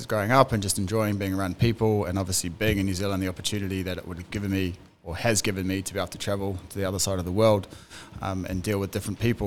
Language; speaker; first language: English; native; English